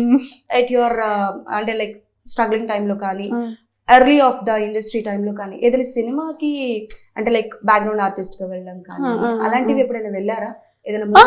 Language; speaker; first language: Telugu; native; Telugu